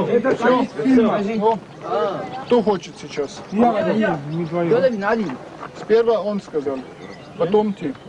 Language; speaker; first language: Russian; non-native, learner; French